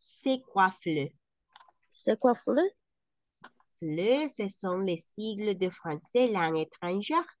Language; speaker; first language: French; non-native, fluent; Spanish